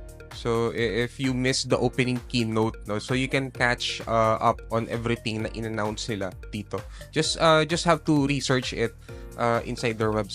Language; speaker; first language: English; non-native, local second language; Filipino